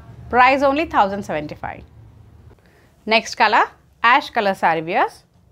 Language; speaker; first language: English; non-native, local second language; Telugu